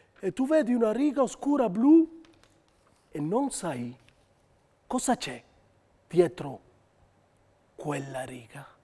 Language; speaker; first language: Italian; non-native, fluent; Spanish